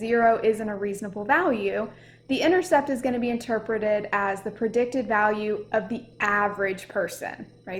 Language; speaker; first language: English; native; English